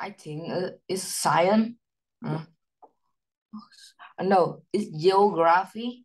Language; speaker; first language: English; non-native, learner; Vietnamese